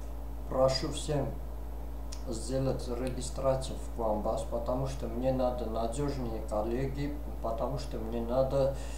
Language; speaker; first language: Russian; non-native, fluent; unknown